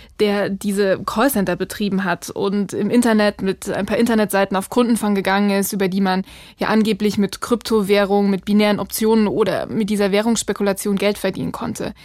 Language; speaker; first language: German; native; German